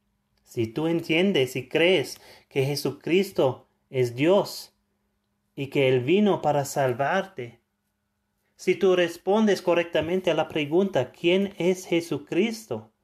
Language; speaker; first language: Spanish; non-native, fluent; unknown